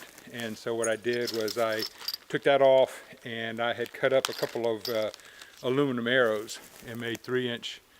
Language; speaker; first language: English; native; English